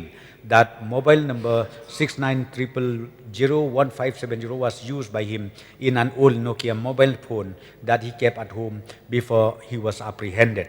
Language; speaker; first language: English; non-native, local second language; Khasi